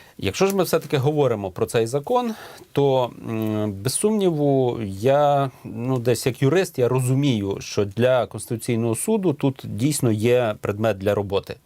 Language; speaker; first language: Ukrainian; native; Ukrainian